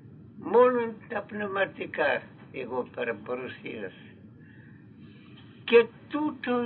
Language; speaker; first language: Greek; non-native, fluent; Russian